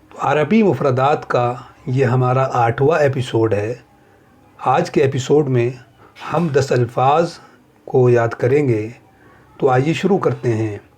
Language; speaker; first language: Urdu; native; Urdu